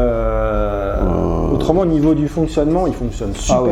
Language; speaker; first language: French; native; French